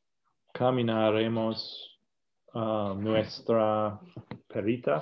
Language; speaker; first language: Spanish; non-native, learner; English